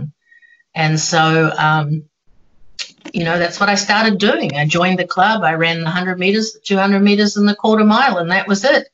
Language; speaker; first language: English; native; English